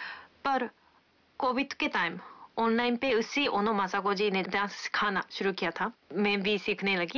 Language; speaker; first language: Hindi; non-native, fluent; Japanese